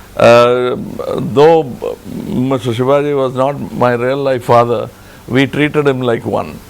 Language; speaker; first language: English; non-native, local second language; Tamil